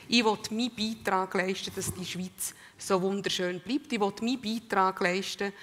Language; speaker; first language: German; native; German